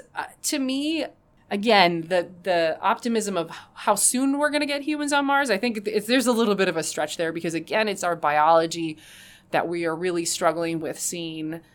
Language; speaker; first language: English; native; English